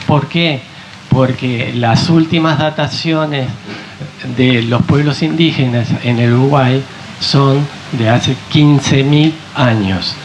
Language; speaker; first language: Spanish; native; Spanish